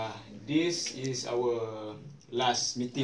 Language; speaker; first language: English; non-native, learner; Malay